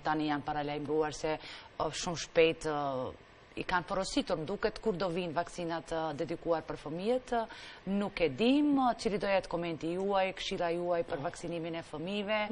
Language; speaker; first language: Albanian; native; Albanian